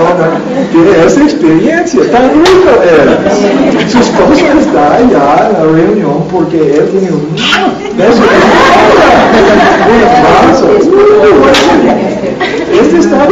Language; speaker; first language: Spanish; non-native, learner; English